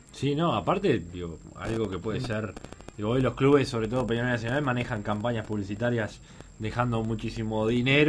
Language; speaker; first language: Spanish; native; Spanish